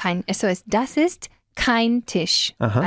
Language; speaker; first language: German; non-native, fluent; Spanish